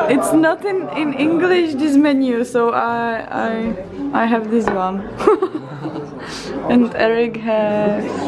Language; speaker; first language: English; non-native, learner; Czech